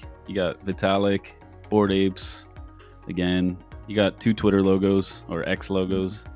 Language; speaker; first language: English; native; English